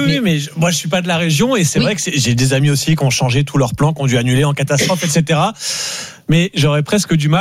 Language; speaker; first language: French; native; French